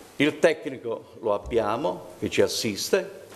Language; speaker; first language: Italian; native; Italian